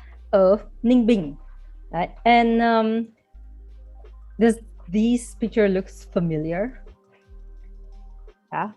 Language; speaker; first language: English; non-native, fluent; Vietnamese